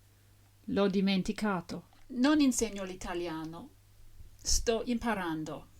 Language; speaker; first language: Italian; non-native, fluent; English